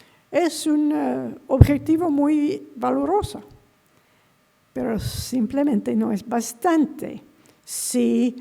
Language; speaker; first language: Spanish; non-native, fluent; English